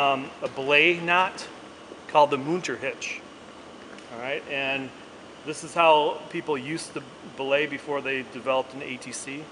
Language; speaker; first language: English; native; English